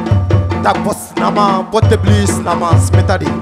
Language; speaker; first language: Czech; non-native, learner; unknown